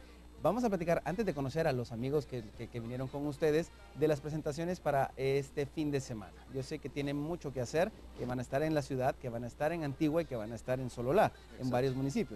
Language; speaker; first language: Spanish; native; Spanish